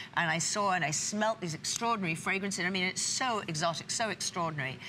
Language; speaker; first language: English; native; English